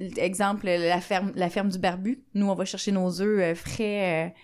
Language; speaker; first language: French; non-native, fluent; Spanish